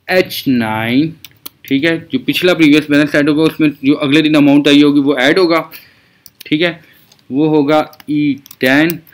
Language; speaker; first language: Urdu; native; Urdu